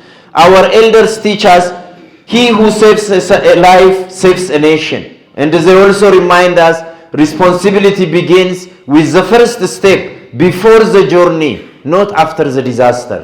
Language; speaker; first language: English; non-native, fluent; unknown